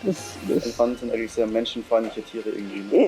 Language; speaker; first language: German; native; German